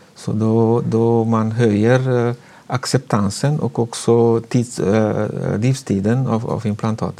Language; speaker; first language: Swedish; non-native, fluent; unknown